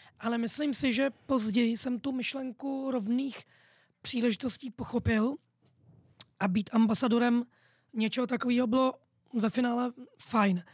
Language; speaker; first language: Czech; native; Czech